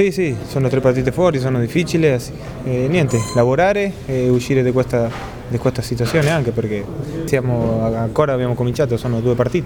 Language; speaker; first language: Italian; non-native, fluent; Spanish